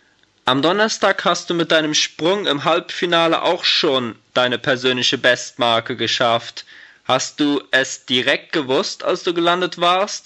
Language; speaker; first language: German; non-native, learner; English